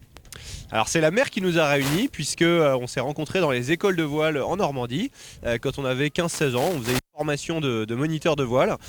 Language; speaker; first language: French; native; French